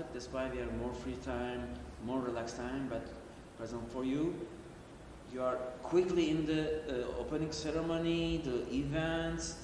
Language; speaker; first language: English; non-native, learner; Turkish